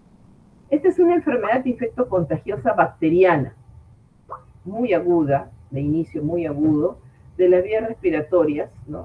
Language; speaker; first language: Spanish; native; Spanish